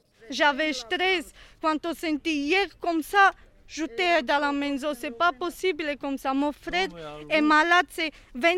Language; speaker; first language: French; non-native, learner; Serbian